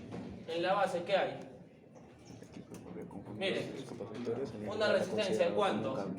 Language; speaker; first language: Spanish; native; Spanish